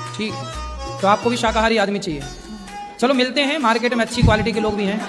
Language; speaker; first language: Hindi; native; Hindi